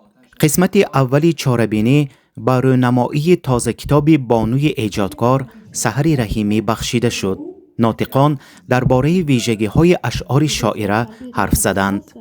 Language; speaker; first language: Persian; native; Persian